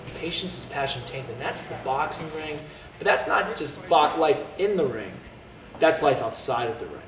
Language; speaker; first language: English; native; English